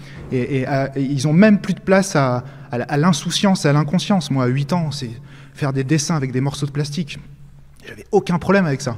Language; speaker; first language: French; native; French